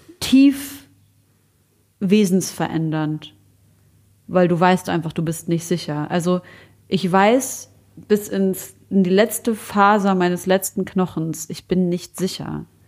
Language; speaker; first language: German; early bilingual, other home language; Arabic